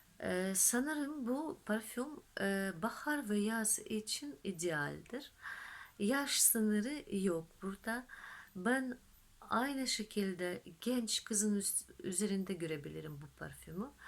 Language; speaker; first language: Turkish; non-native, fluent; Russian